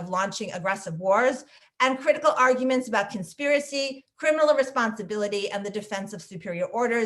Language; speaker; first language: English; native; English